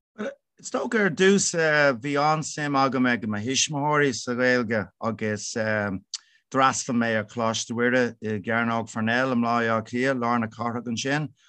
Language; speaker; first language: Irish; non-native, local second language; English